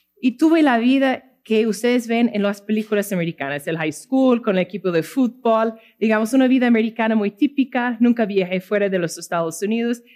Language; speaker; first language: Spanish; non-native, fluent; English